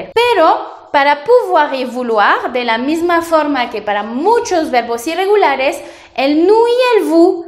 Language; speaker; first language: Spanish; non-native, fluent; French